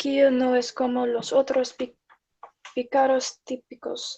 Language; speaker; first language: Spanish; non-native, learner; English